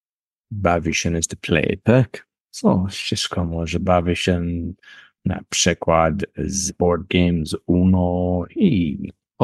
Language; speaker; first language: Polish; non-native, learner; English